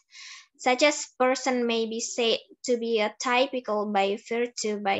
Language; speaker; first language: English; non-native, learner; Indonesian